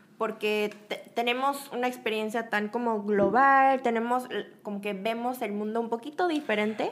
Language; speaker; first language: Spanish; native; Spanish